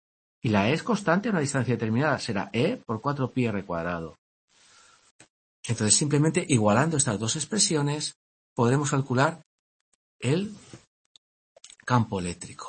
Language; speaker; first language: Spanish; native; Spanish